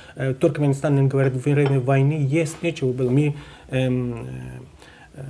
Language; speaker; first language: Russian; non-native, fluent; Persian